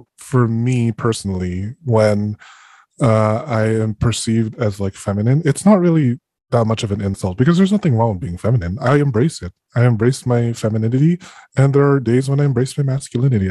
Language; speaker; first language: English; non-native, local second language; Filipino